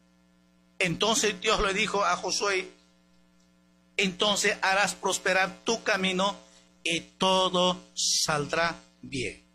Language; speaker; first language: Spanish; native; Spanish